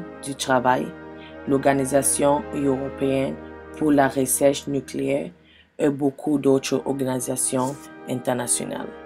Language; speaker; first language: French; non-native, learner; English